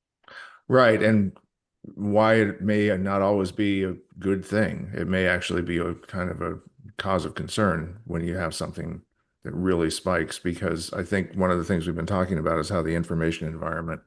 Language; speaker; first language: English; native; English